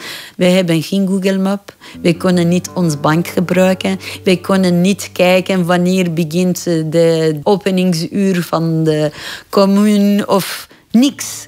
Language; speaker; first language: Dutch; non-native, fluent; Persian